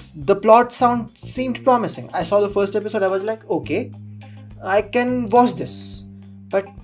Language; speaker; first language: English; non-native, local second language; Hindi